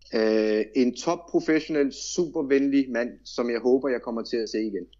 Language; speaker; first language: Danish; native; Danish